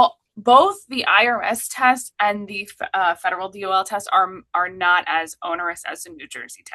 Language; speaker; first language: English; native; English